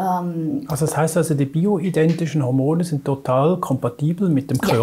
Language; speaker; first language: German; native; German